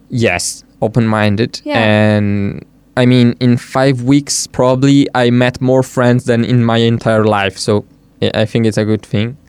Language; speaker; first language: English; non-native, fluent; Italian